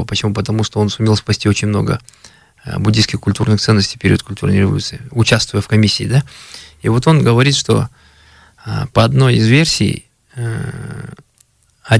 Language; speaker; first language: Russian; native; Russian